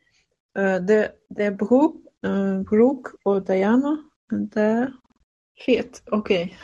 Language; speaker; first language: Danish; non-native, learner; Swedish